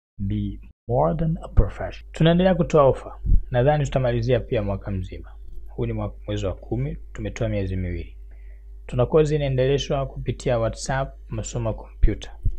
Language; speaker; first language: Swahili; native; Swahili